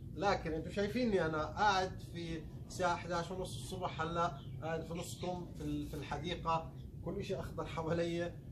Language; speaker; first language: Arabic; native; Arabic